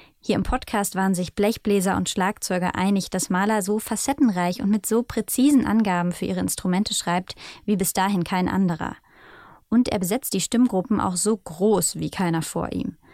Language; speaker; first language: German; native; German